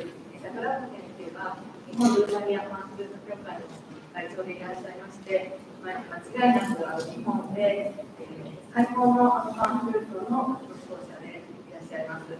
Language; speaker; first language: Japanese; native; Japanese